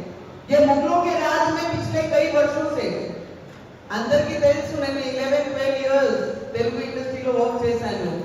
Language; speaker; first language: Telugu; non-native, fluent; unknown